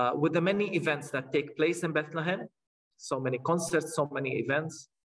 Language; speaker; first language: English; non-native, fluent; Arabic